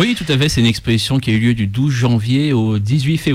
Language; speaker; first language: French; native; French